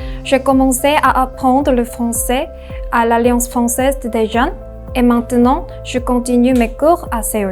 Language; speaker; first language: French; non-native, learner; Korean